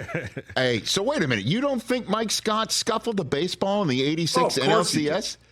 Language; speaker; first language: English; native; English